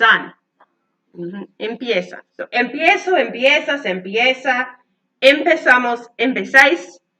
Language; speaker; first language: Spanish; non-native, learner; English